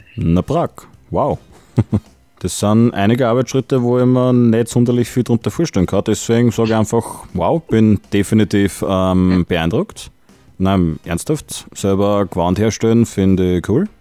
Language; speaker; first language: German; native; German